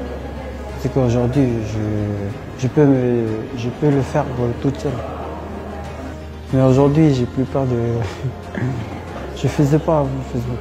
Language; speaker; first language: French; non-native, learner; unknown